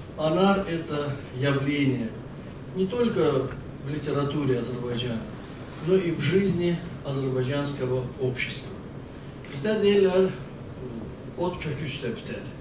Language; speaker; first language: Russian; non-native, local second language; Azerbaijani